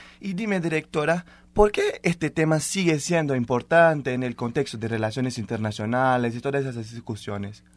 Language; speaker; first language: Spanish; non-native, fluent; Portuguese